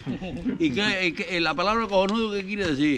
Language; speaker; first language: Spanish; native; Spanish